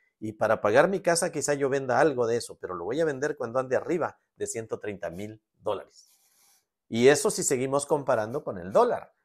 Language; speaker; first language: Spanish; native; Spanish